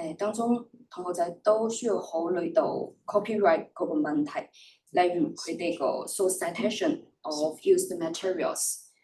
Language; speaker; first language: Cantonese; non-native, fluent; Chinese